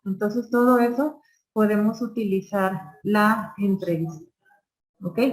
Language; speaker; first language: Spanish; native; Spanish